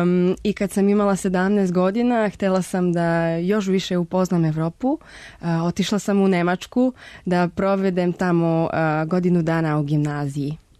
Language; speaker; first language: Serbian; non-native, fluent; Spanish